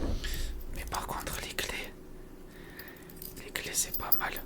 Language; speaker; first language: French; native; French